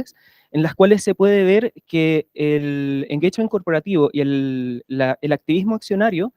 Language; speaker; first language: Spanish; native; Spanish